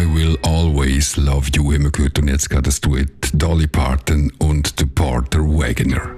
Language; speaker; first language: German; native; German